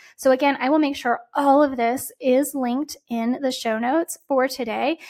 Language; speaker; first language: English; native; English